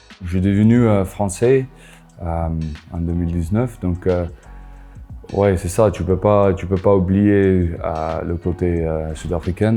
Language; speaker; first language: French; non-native, fluent; Afrikaans